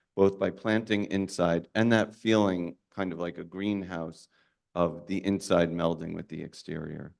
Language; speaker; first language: English; native; English